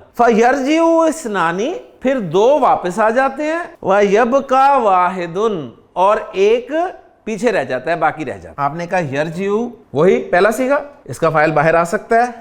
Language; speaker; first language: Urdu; native; Urdu